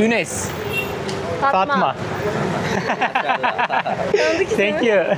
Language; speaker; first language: English; non-native, learner; Turkish